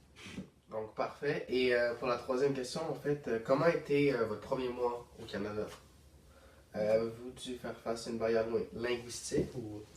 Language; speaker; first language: French; native; French